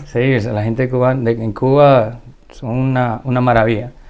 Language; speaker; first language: Spanish; early bilingual, heritage; Spanish